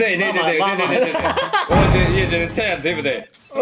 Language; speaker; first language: Chinese; non-native, learner; Japanese